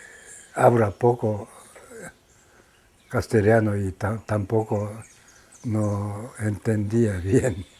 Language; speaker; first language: Spanish; non-native, learner; Japanese